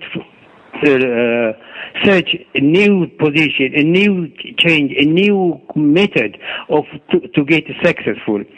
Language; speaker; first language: English; non-native, learner; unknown